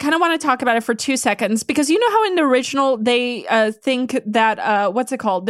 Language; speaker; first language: English; non-native, fluent; Polish